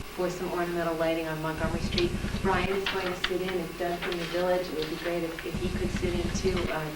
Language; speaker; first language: English; native; English